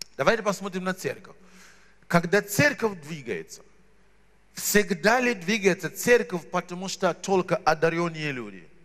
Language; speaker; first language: Russian; non-native, fluent; Shona